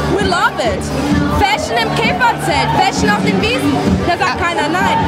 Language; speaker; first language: German; early bilingual, other home language; Arabic